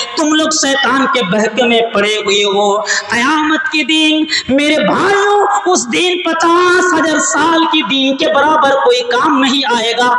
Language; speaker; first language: Urdu; non-native, local second language; Bangla